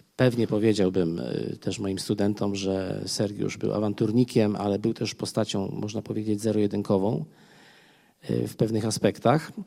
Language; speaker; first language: Polish; native; Polish